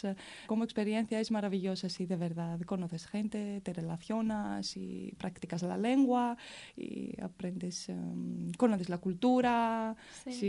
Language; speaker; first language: Spanish; non-native, fluent; Greek